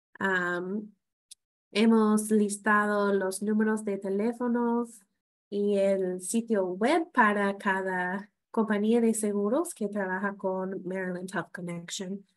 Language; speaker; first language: Spanish; non-native, fluent; English